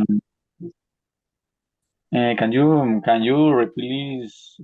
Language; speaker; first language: English; non-native, learner; Spanish